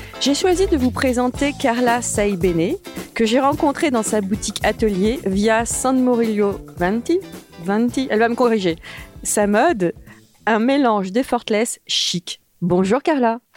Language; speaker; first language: French; native; French